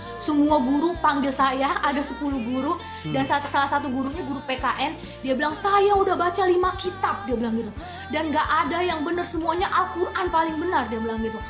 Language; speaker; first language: Indonesian; native; Indonesian